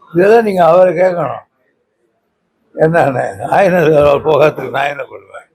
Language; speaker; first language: Tamil; native; Tamil